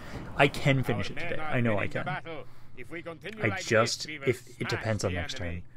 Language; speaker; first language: English; native; English